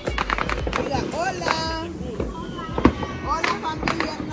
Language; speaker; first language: Spanish; early bilingual, heritage; Spanish